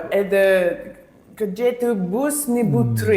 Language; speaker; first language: Albanian; non-native, learner; English